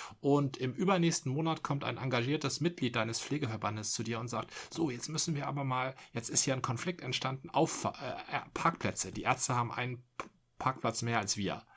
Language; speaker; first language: German; native; German